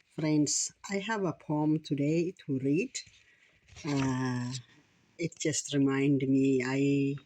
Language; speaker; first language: English; non-native, learner; Amharic